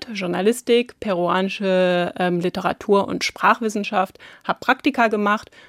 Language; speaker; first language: German; native; German